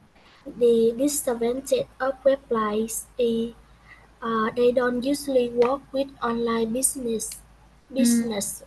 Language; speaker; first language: English; non-native, learner; Vietnamese